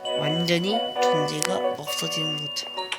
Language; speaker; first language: Korean; native; Korean